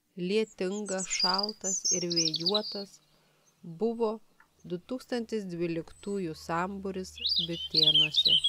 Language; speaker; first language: Lithuanian; native; Lithuanian